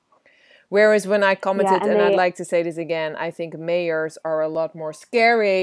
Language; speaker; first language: English; non-native, fluent; Dutch